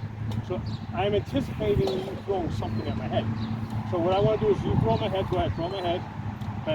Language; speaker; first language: English; native; English